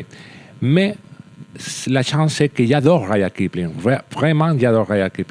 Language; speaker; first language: French; non-native, learner; Spanish